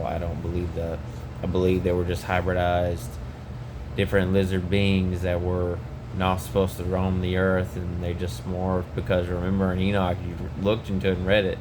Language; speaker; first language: English; native; English